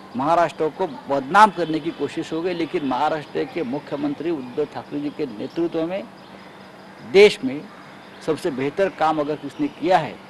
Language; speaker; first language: Hindi; non-native, local second language; Marathi